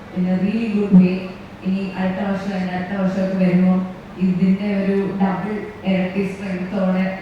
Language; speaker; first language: Malayalam; native; Malayalam